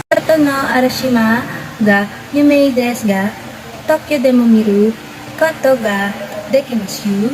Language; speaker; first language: Japanese; non-native, learner; Filipino